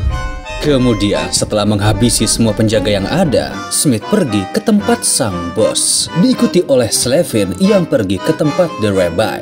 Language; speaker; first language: Indonesian; native; Indonesian